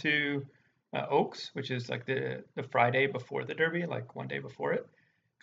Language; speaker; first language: English; native; English